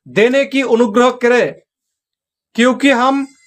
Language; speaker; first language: Hindi; non-native, local second language; Santali